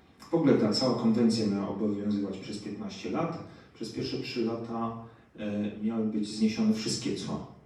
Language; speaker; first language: Polish; native; Polish